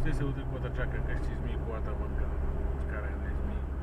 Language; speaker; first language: Bulgarian; native; Bulgarian